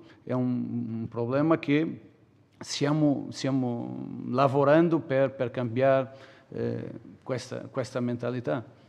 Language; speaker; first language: Italian; non-native, fluent; Portuguese